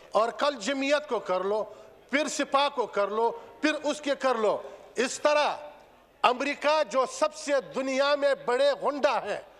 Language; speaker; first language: Urdu; non-native, local second language; Pashto